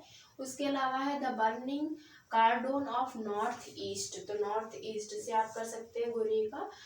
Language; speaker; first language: Hindi; native; Hindi